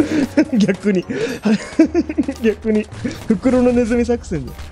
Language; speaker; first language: Japanese; native; Japanese